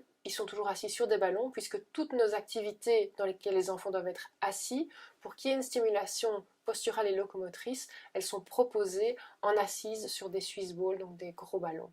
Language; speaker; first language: French; native; French